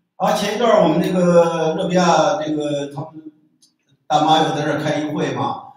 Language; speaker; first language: Chinese; native; Chinese